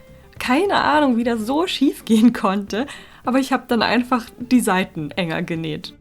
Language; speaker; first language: German; native; German